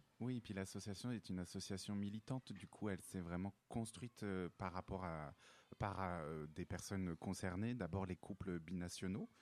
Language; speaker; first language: French; native; French